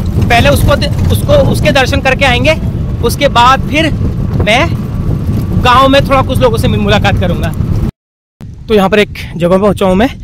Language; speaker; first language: Hindi; native; Hindi